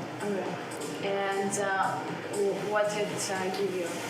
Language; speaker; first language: English; non-native, learner; Russian